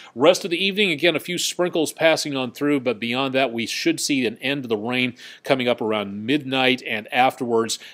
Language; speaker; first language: English; native; English